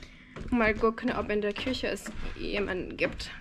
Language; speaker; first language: German; non-native, fluent; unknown